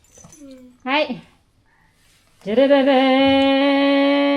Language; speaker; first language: Japanese; non-native, fluent; Filipino